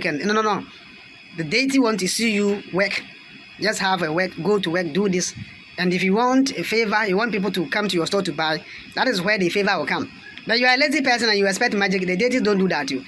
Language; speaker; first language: English; non-native, local second language; Akan